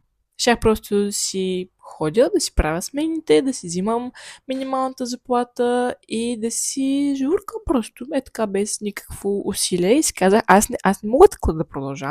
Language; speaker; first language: Bulgarian; native; Bulgarian